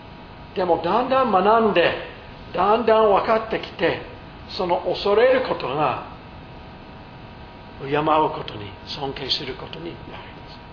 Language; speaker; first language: Japanese; non-native, fluent; English